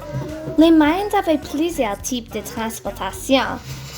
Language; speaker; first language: French; non-native, local second language; English